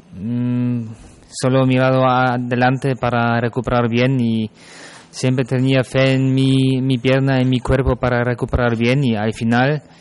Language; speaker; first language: Spanish; non-native, fluent; German